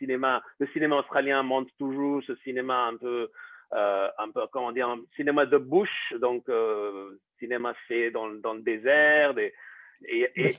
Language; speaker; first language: French; non-native, fluent; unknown